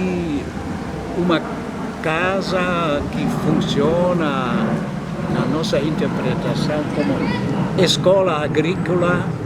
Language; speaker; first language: Portuguese; non-native, fluent; German